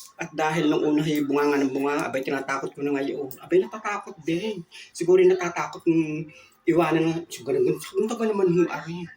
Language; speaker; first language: Filipino; native; Filipino